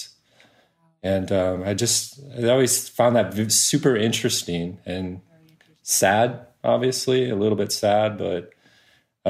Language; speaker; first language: English; native; English